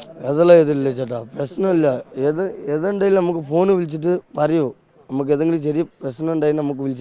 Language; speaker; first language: Malayalam; non-native, local second language; Tamil